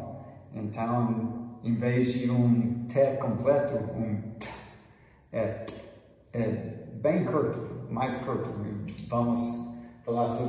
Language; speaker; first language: Portuguese; non-native, fluent; English